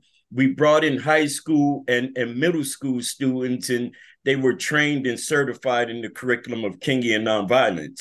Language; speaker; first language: English; native; English